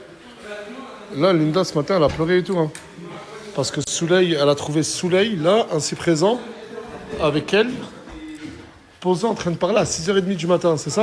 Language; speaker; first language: French; native; French